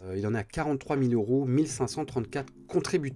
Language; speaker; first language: French; native; French